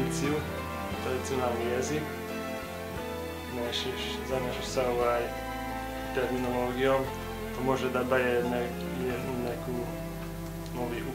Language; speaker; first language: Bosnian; non-native, local second language; Hungarian